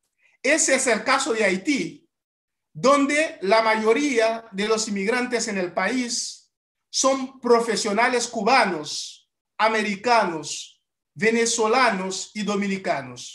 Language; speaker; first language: Spanish; non-native, fluent; Haitian Creole